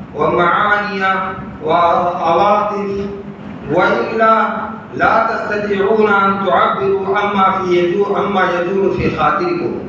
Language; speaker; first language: Arabic; non-native, fluent; Urdu